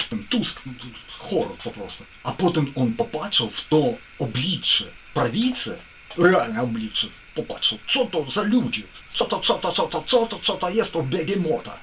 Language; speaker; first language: Polish; non-native, learner; Ukrainian